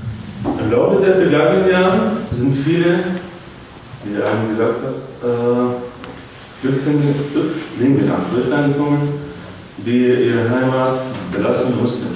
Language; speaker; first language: German; non-native, fluent; Arabic